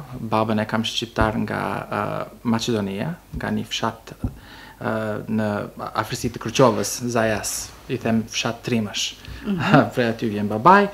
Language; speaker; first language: Albanian; early bilingual, heritage; Albanian